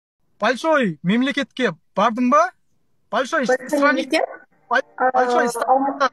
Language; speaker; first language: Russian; non-native, local second language; Kazakh